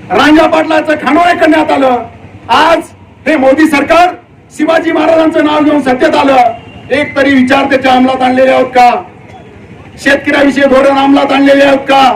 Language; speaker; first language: Marathi; native; Marathi